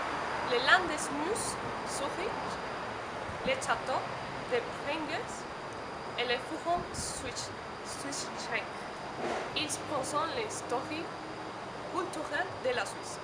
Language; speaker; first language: French; non-native, learner; Spanish